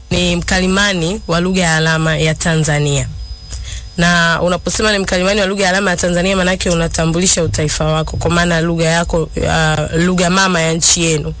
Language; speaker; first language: Swahili; non-native, local second language; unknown